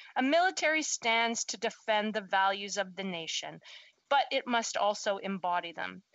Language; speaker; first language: English; native; English